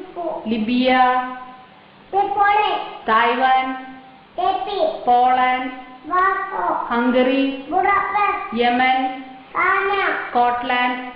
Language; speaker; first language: English; non-native, learner; Arabic